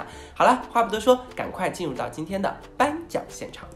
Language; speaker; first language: Chinese; native; Chinese